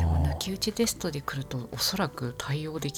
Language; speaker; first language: Japanese; native; Japanese